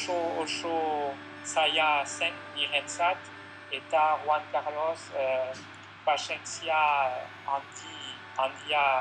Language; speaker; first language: Basque; non-native, learner; French